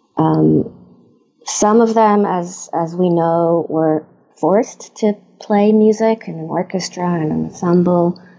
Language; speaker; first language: English; non-native, fluent; Hebrew